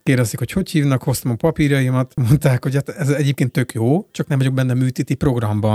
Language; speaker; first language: Hungarian; native; Hungarian